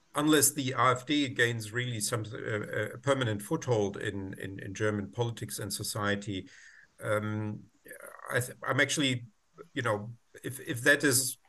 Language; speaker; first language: English; non-native, fluent; German